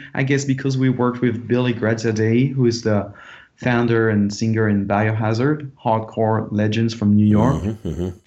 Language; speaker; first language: English; non-native, fluent; French